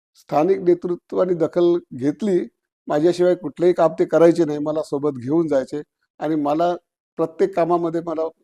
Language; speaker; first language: Marathi; native; Marathi